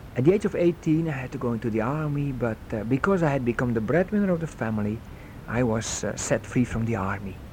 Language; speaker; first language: English; non-native, fluent; Dutch